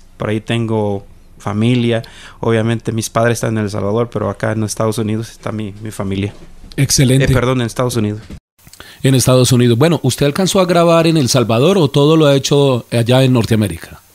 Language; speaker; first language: Spanish; native; Spanish